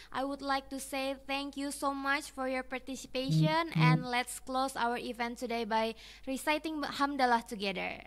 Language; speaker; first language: English; non-native, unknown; Indonesian